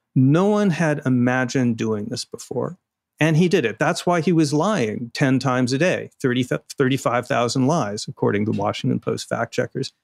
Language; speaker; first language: English; native; English